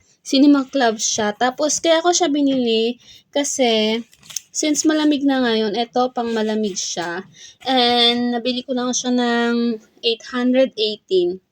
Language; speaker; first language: Filipino; native; Filipino